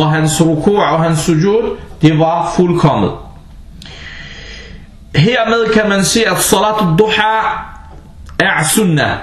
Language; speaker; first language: Danish; non-native, fluent; Arabic